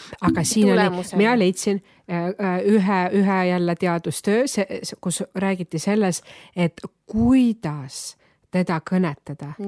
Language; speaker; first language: Estonian; non-native, local second language; Russian